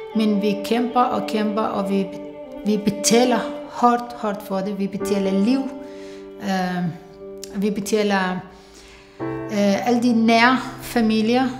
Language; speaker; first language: Danish; non-native, fluent; Arabic